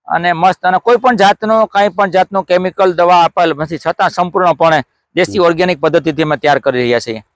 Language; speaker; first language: Gujarati; native; Gujarati